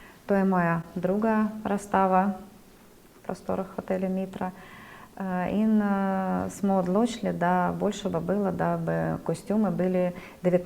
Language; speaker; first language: Slovenian; non-native, learner; Russian